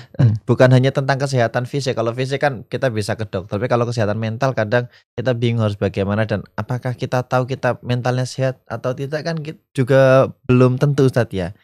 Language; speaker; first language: Indonesian; native; Indonesian